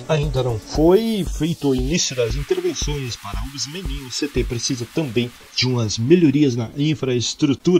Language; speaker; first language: Portuguese; native; Portuguese